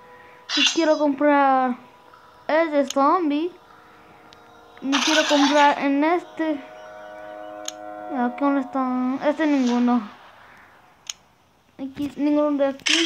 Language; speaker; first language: Spanish; early bilingual, heritage; Spanish